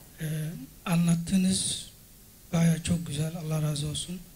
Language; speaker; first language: Turkish; non-native, fluent; Somali